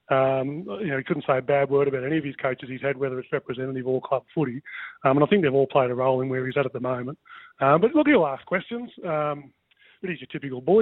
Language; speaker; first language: English; native; English